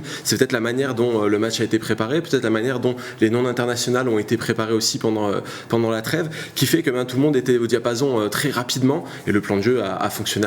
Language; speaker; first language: French; native; French